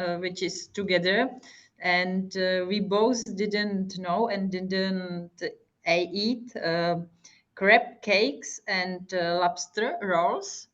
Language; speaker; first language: English; non-native, fluent; Hungarian